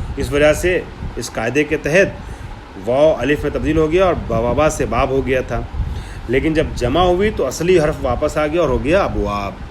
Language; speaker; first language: Urdu; native; Urdu